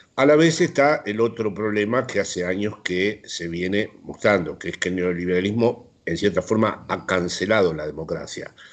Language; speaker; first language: Spanish; native; Spanish